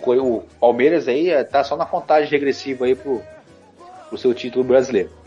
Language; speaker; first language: Portuguese; native; Portuguese